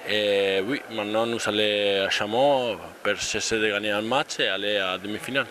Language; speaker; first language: French; non-native, fluent; Spanish